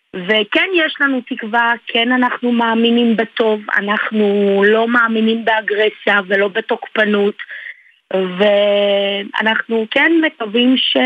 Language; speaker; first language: Hebrew; early bilingual, other home language; Armenian